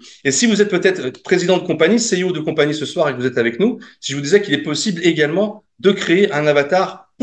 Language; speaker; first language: French; native; French